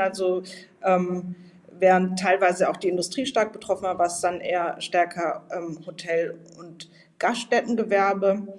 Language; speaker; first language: German; native; German